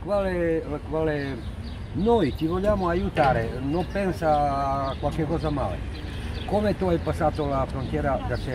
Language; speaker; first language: Italian; non-native, learner; Serbian